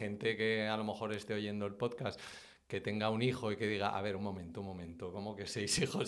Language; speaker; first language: Spanish; native; Spanish